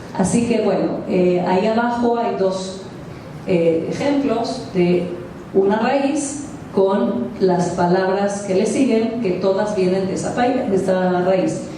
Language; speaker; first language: Spanish; non-native, fluent; Hebrew